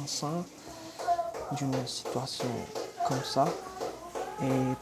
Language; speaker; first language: French; non-native, fluent; Portuguese